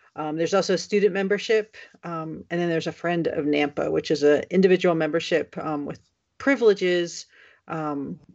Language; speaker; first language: English; native; English